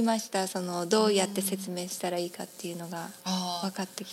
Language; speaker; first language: Japanese; native; Japanese